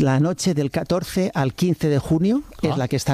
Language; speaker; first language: Spanish; native; Spanish